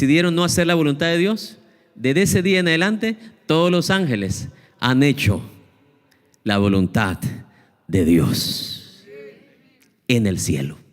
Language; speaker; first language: Spanish; native; Spanish